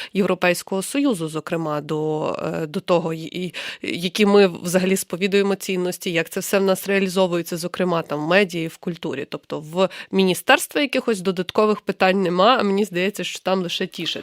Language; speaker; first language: Ukrainian; native; Ukrainian